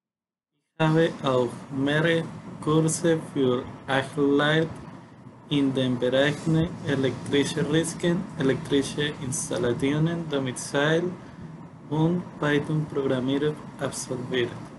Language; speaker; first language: German; non-native, learner; Spanish